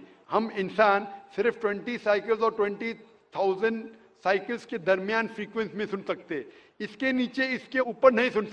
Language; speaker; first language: Hindi; native; Hindi